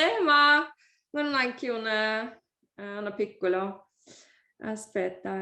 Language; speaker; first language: Italian; non-native, learner; English